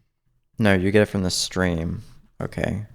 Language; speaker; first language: English; native; English